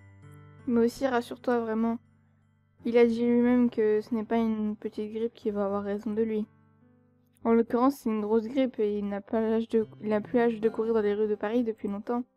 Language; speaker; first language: French; native; French